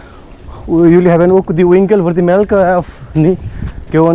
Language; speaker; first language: Dutch; non-native, learner; Nepali